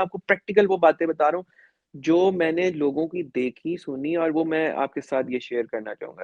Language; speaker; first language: Urdu; native; Urdu